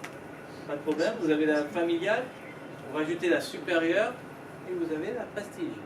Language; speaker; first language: French; native; French